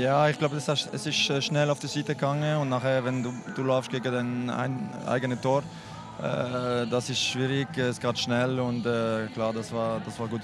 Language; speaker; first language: German; non-native, local second language; French